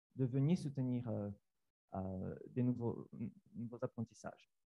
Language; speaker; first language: French; non-native, fluent; Portuguese